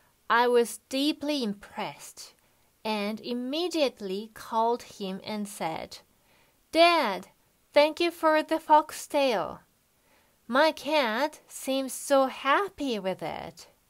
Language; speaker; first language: English; non-native, fluent; Japanese